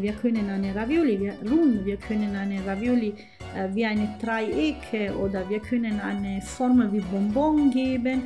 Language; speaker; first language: German; non-native, fluent; Italian